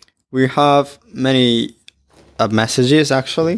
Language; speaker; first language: English; non-native, fluent; Japanese